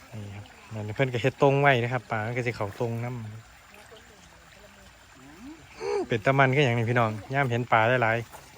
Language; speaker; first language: Thai; native; Thai